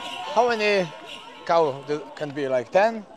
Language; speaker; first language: English; non-native, learner; Polish